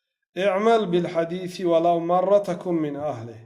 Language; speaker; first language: Arabic; non-native, fluent; Tajik